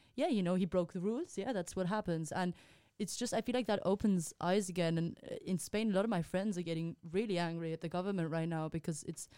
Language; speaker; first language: English; non-native, fluent; Spanish